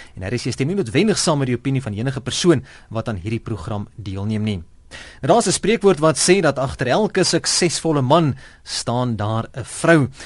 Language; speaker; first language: Afrikaans; native; Afrikaans